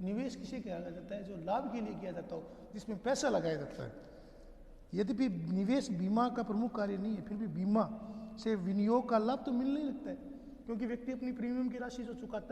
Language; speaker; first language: Hindi; native; Hindi